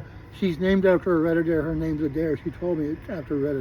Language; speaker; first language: English; native; English